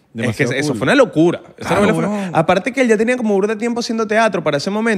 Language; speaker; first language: Spanish; native; Spanish